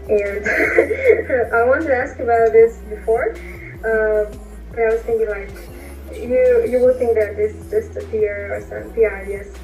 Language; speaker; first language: English; non-native, learner; Russian